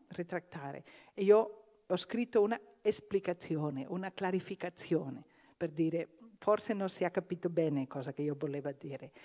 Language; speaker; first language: Italian; non-native, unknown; Catalan